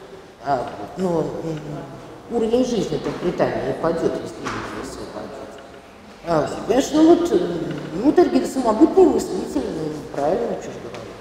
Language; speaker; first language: Russian; native; Russian